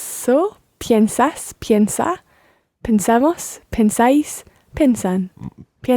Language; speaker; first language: Spanish; non-native, learner; English